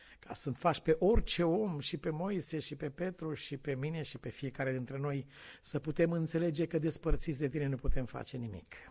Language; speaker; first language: Romanian; native; Romanian